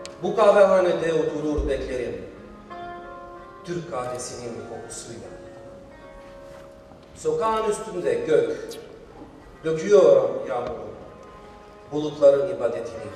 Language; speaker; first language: Turkish; non-native, fluent; Albanian